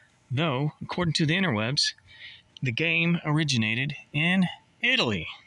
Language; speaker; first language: English; native; English